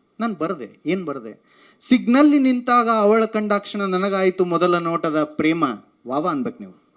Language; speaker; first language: Kannada; native; Kannada